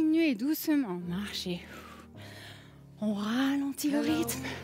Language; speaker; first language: French; native; French